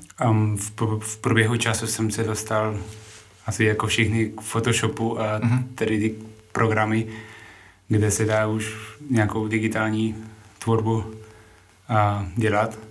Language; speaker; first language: Czech; non-native, fluent; Spanish